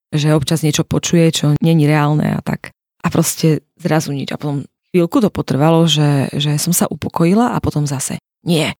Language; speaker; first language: Slovak; native; Slovak